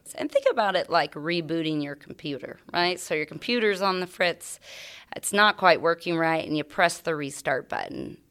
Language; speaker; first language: English; native; English